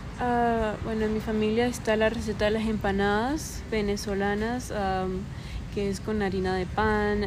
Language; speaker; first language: Spanish; early bilingual, other home language; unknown